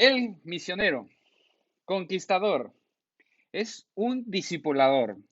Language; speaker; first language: Spanish; native; Spanish